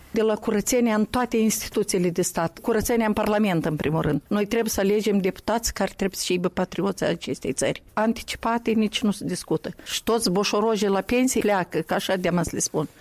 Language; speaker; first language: Romanian; non-native, fluent; Russian